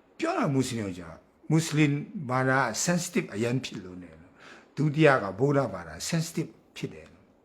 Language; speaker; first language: Burmese; non-native, local second language; Kachin